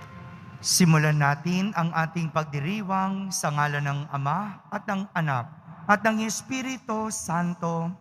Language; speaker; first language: Filipino; native; Filipino